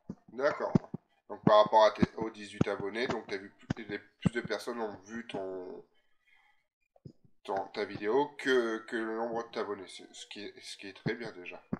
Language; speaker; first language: French; native; French